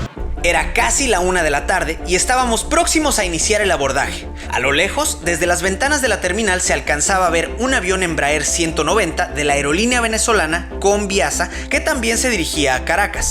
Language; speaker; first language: Spanish; native; Spanish